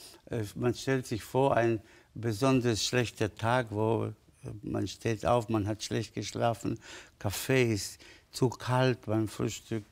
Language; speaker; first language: German; non-native, fluent; Spanish